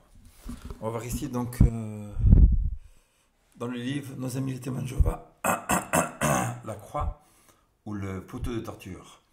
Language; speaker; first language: French; native; French